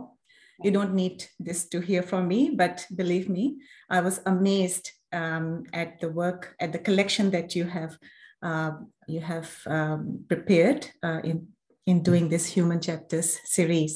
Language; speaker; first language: English; non-native, local second language; Urdu